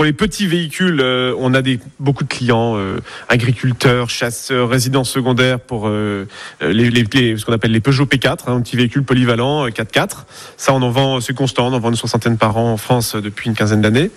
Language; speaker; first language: French; native; French